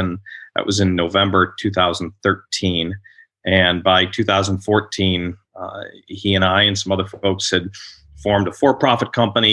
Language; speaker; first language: English; native; English